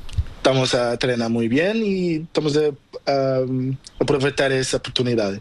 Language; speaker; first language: Spanish; non-native, learner; Portuguese